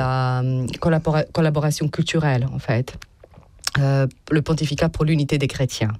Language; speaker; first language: French; non-native, fluent; Serbian